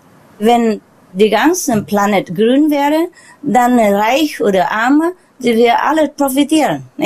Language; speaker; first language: German; non-native, learner; Vietnamese